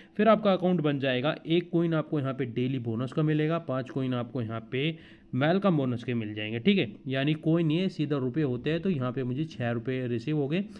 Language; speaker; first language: Hindi; native; Hindi